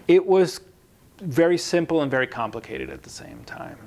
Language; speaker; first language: English; native; English